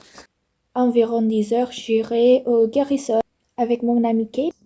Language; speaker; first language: French; non-native, learner; Indonesian